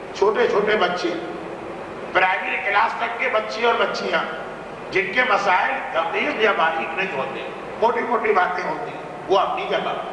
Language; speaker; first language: Urdu; native; Urdu